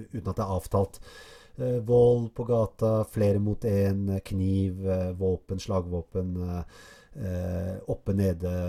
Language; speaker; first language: Norwegian; early bilingual, other home language; Arabic